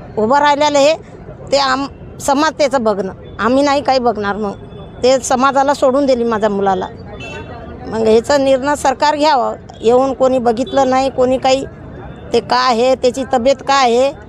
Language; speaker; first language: Marathi; non-native, local second language; Lambadi